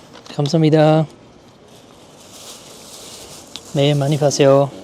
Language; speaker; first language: Korean; non-native, learner; Urdu